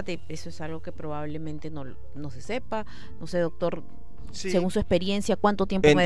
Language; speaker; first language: Spanish; native; Spanish